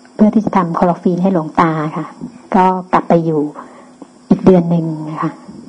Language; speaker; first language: Thai; native; Thai